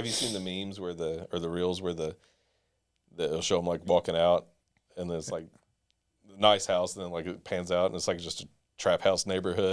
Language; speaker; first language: English; native; English